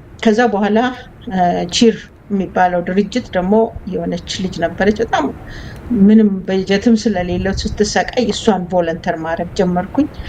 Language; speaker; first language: Amharic; native; Amharic